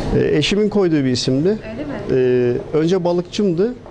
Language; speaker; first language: Turkish; native; Turkish